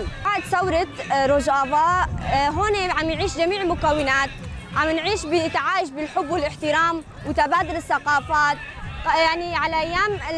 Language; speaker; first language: Arabic; non-native, local second language; Armenian